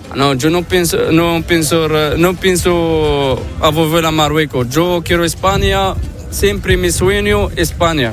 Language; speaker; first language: Spanish; non-native, learner; Arabic